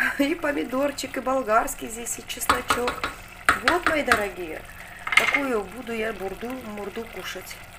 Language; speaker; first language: Russian; non-native, local second language; Georgian